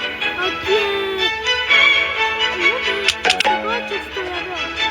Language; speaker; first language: Polish; non-native, learner; Slovak